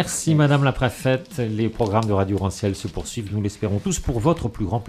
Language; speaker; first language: French; native; French